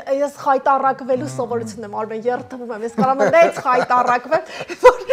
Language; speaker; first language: Armenian; native; Armenian